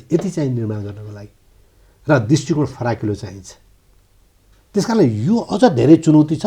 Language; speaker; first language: Nepali; native; Nepali